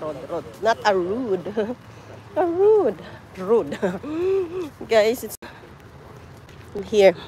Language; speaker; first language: English; non-native, local second language; Filipino